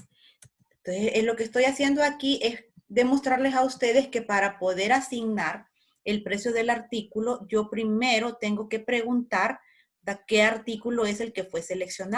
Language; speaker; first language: Spanish; native; Spanish